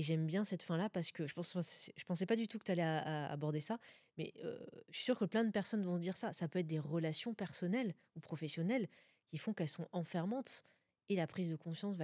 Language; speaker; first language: French; native; French